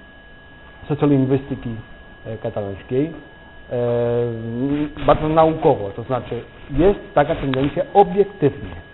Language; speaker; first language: Polish; non-native, fluent; Catalan